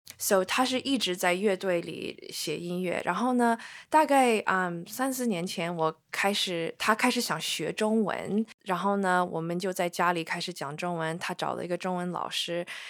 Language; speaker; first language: Chinese; early bilingual, heritage; Chinese